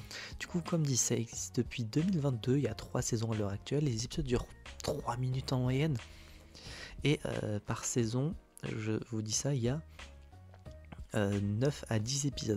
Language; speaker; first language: French; native; French